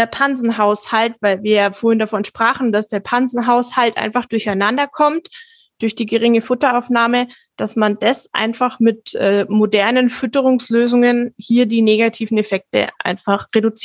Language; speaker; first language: German; native; German